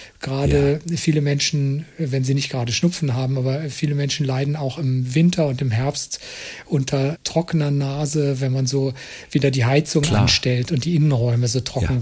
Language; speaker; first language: German; native; German